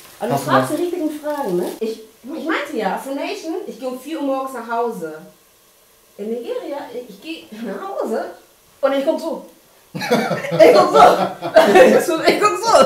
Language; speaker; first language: German; non-native, fluent; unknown